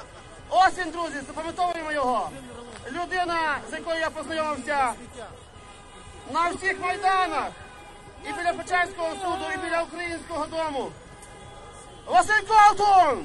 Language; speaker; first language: Ukrainian; native; Ukrainian